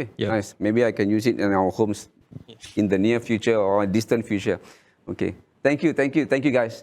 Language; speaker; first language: English; non-native, local second language; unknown